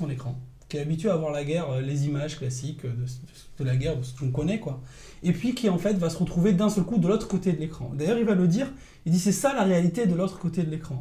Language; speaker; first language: French; native; French